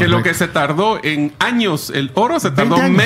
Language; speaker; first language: Spanish; native; Spanish